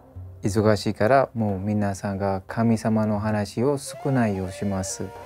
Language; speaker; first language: Japanese; non-native, learner; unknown